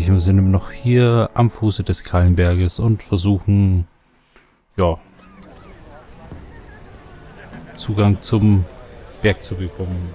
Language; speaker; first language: German; native; German